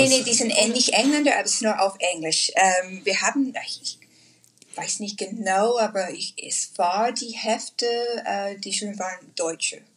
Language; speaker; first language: German; non-native, learner; English